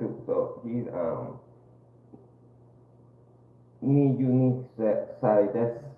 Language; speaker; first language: Japanese; non-native, learner; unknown